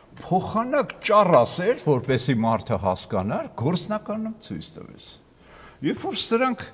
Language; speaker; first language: Armenian; native; Armenian